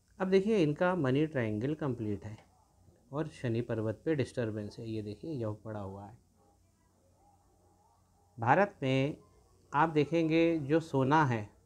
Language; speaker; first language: Hindi; native; Hindi